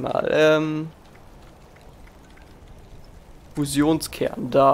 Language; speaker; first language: German; native; German